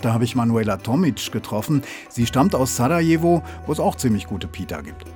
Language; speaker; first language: German; native; German